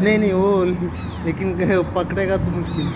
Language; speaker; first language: Hindi; non-native, local second language; Malayalam